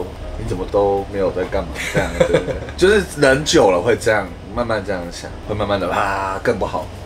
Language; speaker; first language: Chinese; native; Chinese